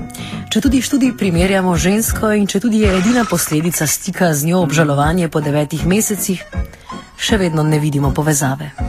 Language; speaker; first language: Slovenian; native; Slovenian